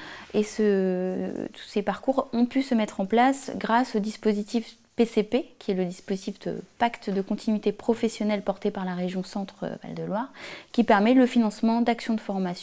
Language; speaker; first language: French; native; French